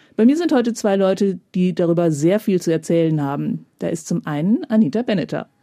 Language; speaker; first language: German; native; German